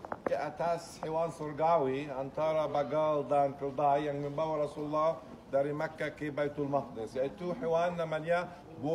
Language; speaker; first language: Indonesian; non-native, fluent; Arabic